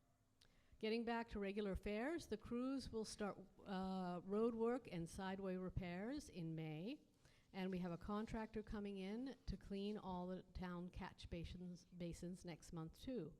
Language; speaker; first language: English; native; English